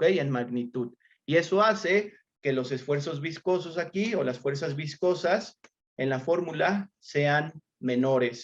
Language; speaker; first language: Spanish; native; Spanish